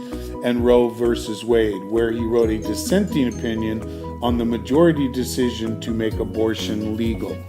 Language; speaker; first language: English; native; English